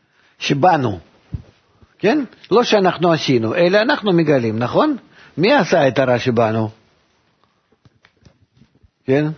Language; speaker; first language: Hebrew; non-native, fluent; Russian